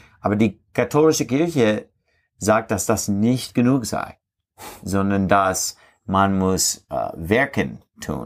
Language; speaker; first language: German; non-native, fluent; English